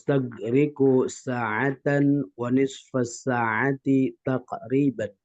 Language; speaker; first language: Arabic; non-native, learner; Indonesian